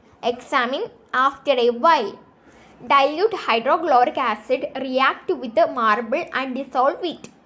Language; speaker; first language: English; non-native, local second language; Malayalam